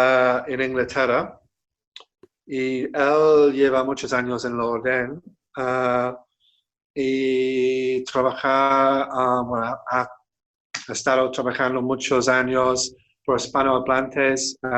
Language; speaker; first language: Spanish; non-native, fluent; English